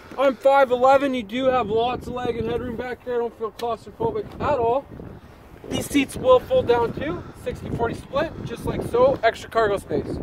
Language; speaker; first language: English; native; English